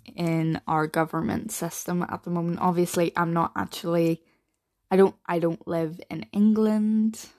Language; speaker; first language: English; native; English